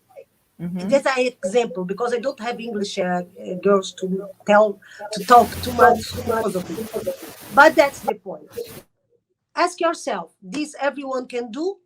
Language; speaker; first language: English; non-native, learner; Arabic